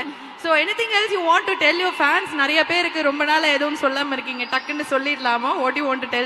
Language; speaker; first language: Tamil; native; Tamil